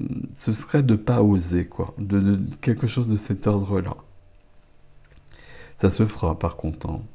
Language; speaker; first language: French; native; French